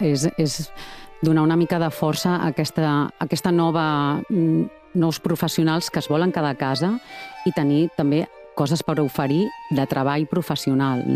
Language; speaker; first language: Catalan; native; Catalan